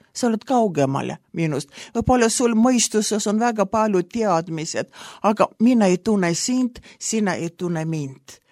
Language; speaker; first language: Estonian; non-native, local second language; Russian